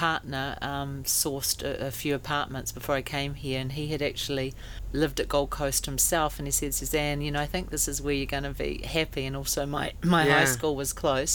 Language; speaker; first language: English; native; English